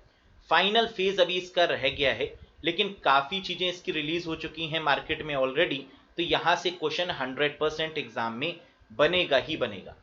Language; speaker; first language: Hindi; native; Hindi